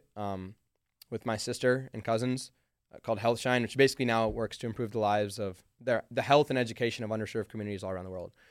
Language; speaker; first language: English; early bilingual, other home language; Hindi